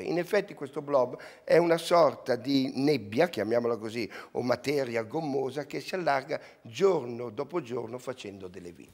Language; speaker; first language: Italian; native; Italian